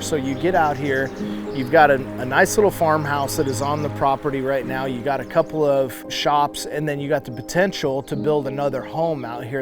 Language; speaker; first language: English; native; English